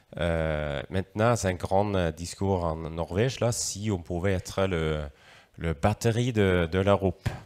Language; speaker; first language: French; non-native, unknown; Norwegian